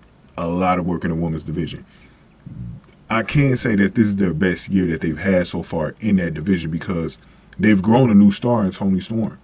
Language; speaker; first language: English; native; English